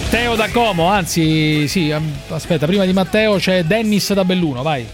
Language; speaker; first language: Italian; native; Italian